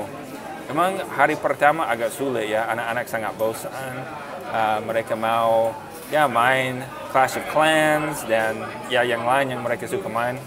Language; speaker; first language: Indonesian; non-native, fluent; English